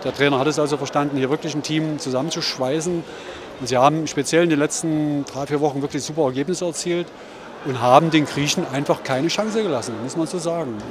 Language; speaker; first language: German; native; German